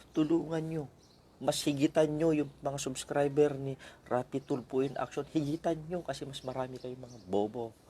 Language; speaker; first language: Filipino; non-native, local second language; Iloko